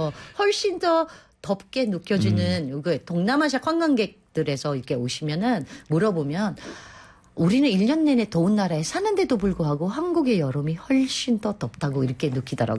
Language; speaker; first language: Korean; non-native, fluent; Filipino